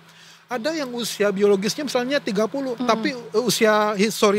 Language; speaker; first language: Indonesian; native; Indonesian